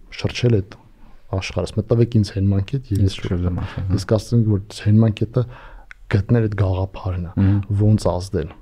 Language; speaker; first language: Armenian; native; Armenian